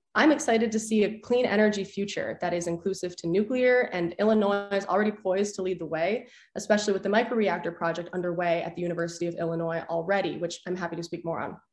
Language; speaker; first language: English; native; English